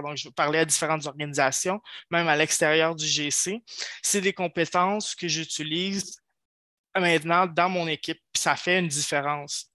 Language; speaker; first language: French; native; French